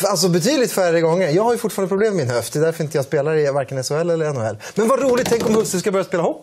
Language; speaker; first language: Swedish; native; Swedish